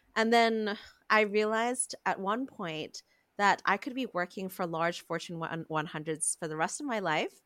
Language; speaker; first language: English; non-native, local second language; Cantonese